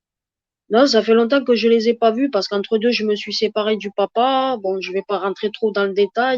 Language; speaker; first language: French; native; French